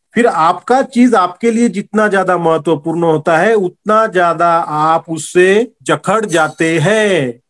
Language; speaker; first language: Hindi; non-native, local second language; Marathi